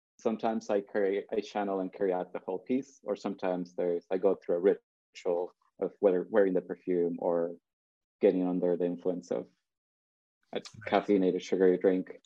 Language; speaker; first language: English; early bilingual, other home language; Spanish